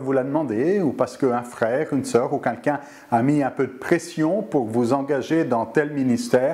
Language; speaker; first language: French; native; French